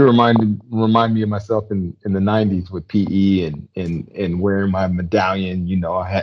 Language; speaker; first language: English; native; English